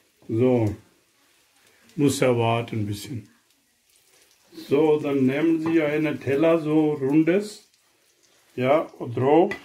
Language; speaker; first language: German; non-native, learner; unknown